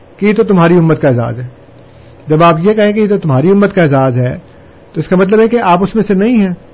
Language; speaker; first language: Urdu; non-native, local second language; Punjabi